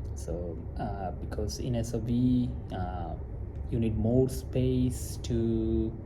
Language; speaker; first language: English; non-native, local second language; Sylheti